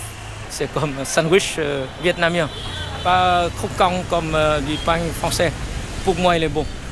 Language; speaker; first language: French; non-native, fluent; Vietnamese